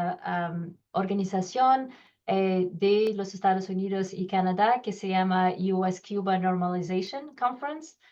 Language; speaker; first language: Spanish; non-native, learner; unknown